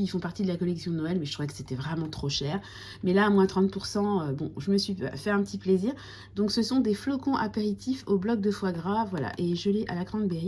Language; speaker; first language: French; native; French